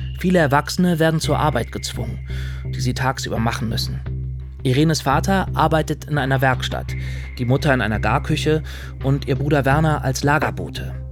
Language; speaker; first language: German; native; German